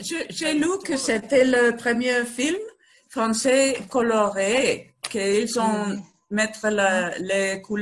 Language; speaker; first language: French; non-native, learner; Spanish